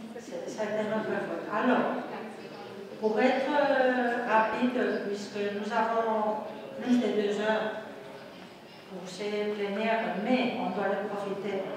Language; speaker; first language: French; non-native, fluent; Spanish